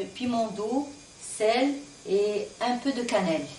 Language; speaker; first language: French; non-native, local second language; Arabic